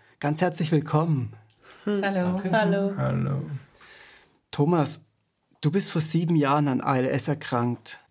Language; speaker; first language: German; native; German